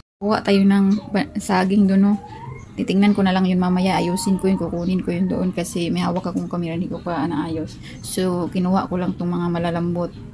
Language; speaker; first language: Filipino; native; Filipino